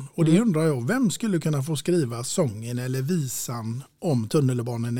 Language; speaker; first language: Swedish; native; Swedish